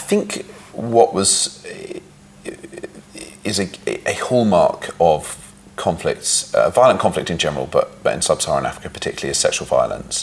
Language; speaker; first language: English; native; English